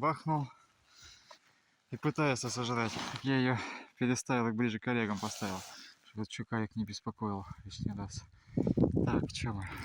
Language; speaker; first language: Russian; native; Russian